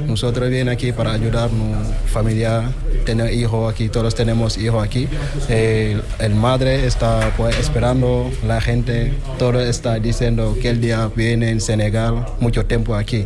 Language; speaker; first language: Spanish; non-native, learner; Wolof